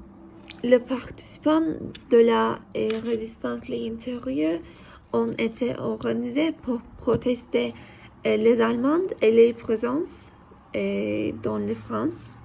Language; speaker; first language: French; non-native, learner; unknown